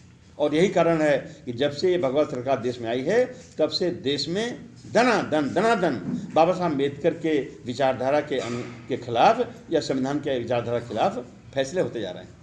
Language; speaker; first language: Hindi; native; Hindi